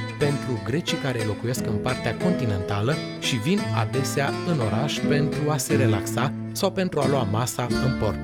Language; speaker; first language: Romanian; native; Romanian